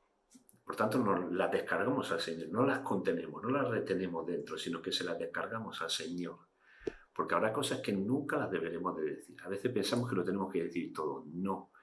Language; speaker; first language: Spanish; native; Spanish